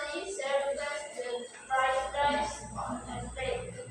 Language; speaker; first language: English; non-native, learner; Indonesian